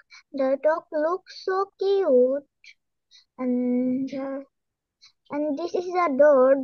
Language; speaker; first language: English; non-native, learner; Bangla